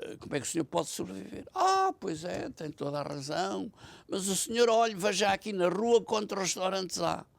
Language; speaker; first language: Portuguese; native; Portuguese